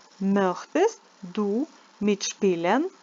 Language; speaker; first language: German; non-native, fluent; Ukrainian